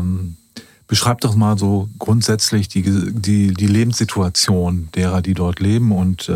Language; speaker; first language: German; native; German